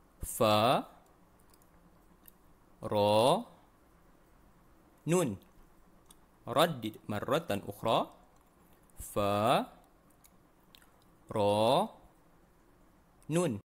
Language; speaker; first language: Arabic; non-native, fluent; Malay